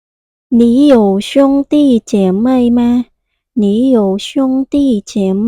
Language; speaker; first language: Chinese; non-native, fluent; Khmer